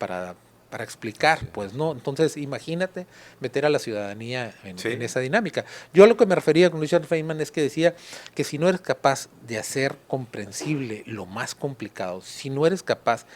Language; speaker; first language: Spanish; native; Spanish